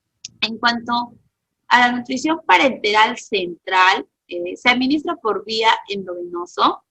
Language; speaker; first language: Spanish; native; Spanish